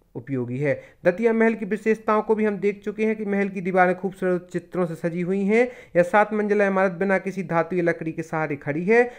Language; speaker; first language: Hindi; native; Hindi